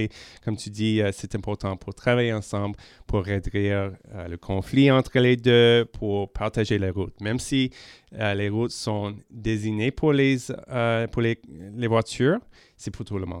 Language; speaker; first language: French; non-native, local second language; English